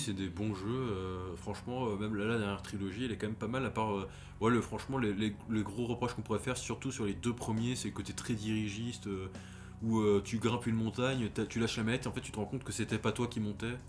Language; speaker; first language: French; native; French